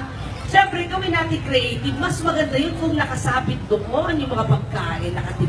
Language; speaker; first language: Filipino; native; Filipino